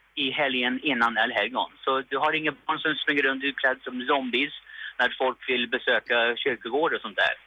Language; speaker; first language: Swedish; non-native, fluent; English